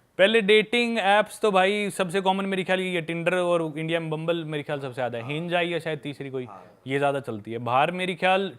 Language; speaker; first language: Hindi; non-native, local second language; Punjabi